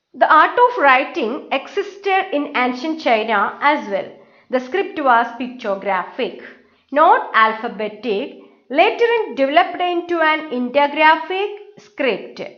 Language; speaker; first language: English; non-native, local second language; Malayalam